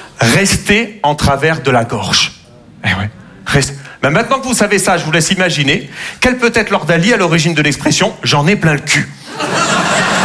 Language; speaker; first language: French; native; French